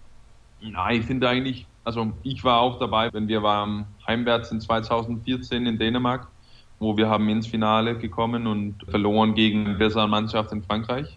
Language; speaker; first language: German; non-native, fluent; Danish